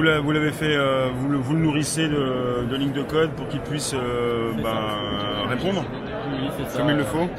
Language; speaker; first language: French; native; French